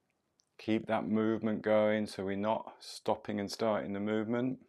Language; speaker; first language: English; native; English